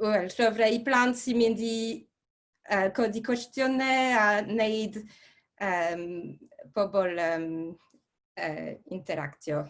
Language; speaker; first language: Welsh; non-native, fluent; French